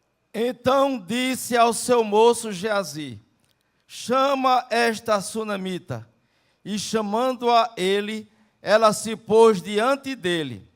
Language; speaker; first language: Portuguese; native; Portuguese